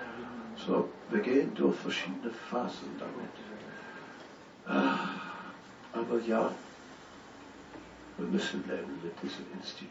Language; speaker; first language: German; non-native, fluent; Dutch